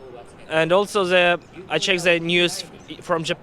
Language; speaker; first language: English; non-native, learner; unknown